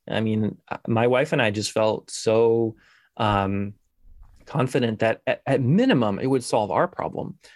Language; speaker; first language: English; native; English